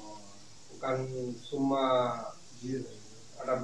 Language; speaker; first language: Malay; non-native, learner; Bangla